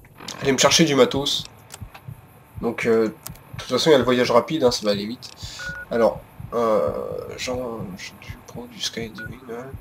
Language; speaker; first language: French; native; French